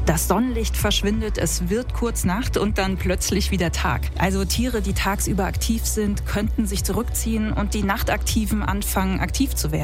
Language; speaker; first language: German; native; German